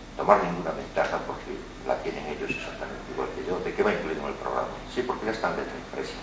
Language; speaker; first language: Spanish; native; Spanish